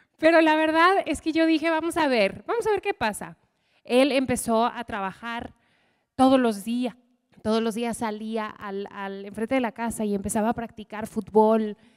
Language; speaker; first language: Spanish; non-native, fluent; English